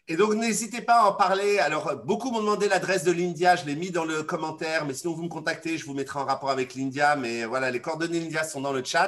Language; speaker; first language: French; native; French